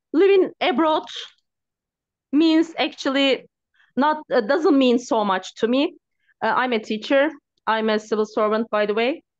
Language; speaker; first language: English; non-native, learner; Turkish